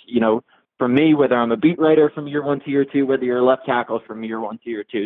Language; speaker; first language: English; native; English